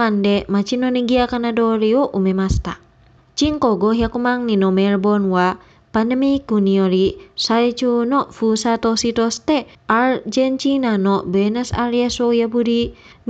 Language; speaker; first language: Japanese; non-native, fluent; Indonesian